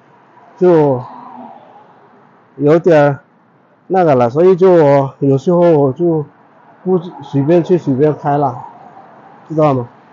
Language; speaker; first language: Chinese; non-native, fluent; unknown